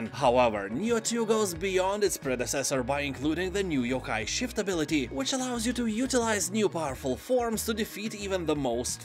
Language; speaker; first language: English; non-native, fluent; Lithuanian